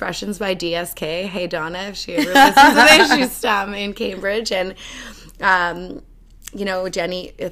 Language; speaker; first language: English; native; English